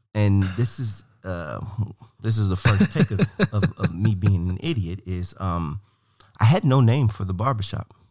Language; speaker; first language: English; native; English